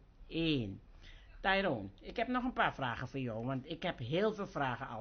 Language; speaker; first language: Dutch; native; Dutch